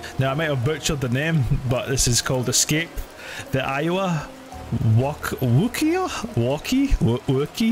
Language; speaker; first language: English; native; English